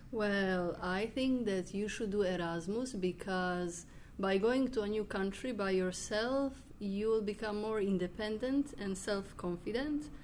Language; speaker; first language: English; non-native, fluent; Croatian